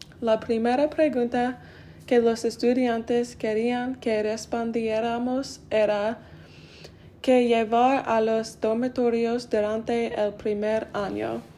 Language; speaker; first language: Spanish; non-native, learner; English